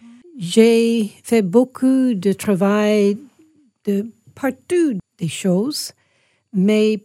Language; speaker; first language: French; non-native, fluent; English